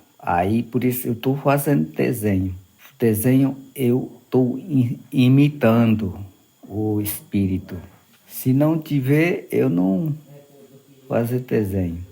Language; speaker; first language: Portuguese; non-native, local second language; Yanomámi